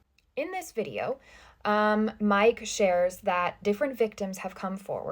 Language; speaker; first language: English; native; English